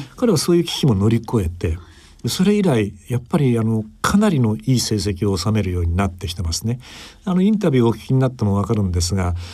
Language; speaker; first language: Japanese; native; Japanese